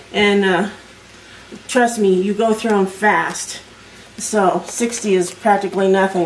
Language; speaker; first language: English; native; English